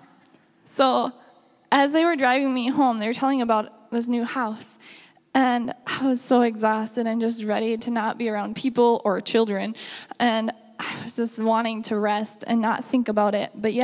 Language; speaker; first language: English; native; English